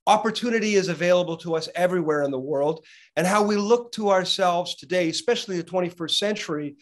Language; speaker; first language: English; native; English